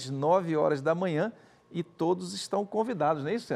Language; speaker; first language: Portuguese; native; Portuguese